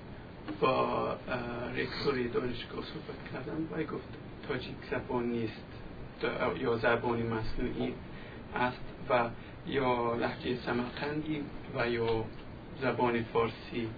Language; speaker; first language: Persian; non-native, fluent; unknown